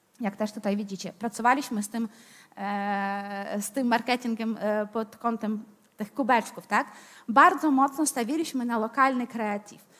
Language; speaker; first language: Polish; non-native, fluent; Ukrainian